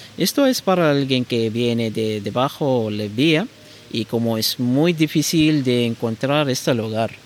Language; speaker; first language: Spanish; non-native, learner; Arabic